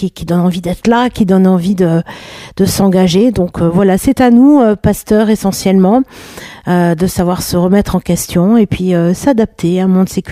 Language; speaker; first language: French; native; French